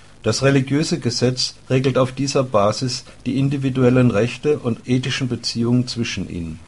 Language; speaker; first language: German; native; German